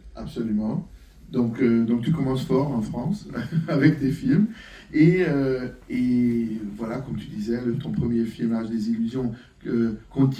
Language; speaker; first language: French; non-native, fluent; Hungarian